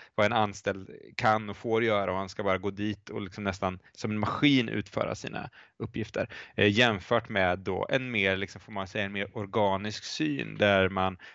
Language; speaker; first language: Swedish; native; Swedish